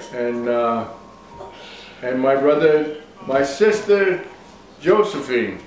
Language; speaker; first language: English; native; English